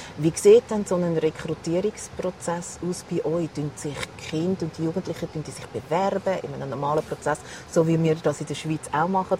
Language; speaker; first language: German; native; German